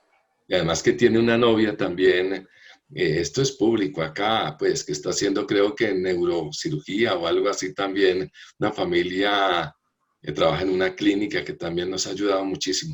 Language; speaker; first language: Spanish; native; Spanish